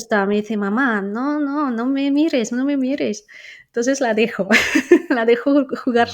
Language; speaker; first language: Spanish; non-native, fluent; French